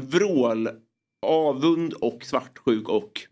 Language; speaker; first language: Swedish; native; Swedish